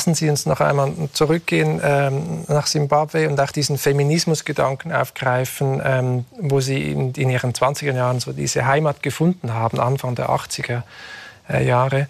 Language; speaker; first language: German; native; German